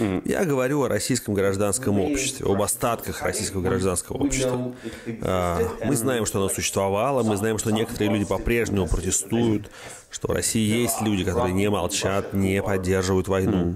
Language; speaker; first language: Russian; native; Russian